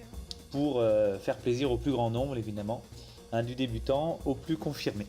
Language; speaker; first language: French; native; French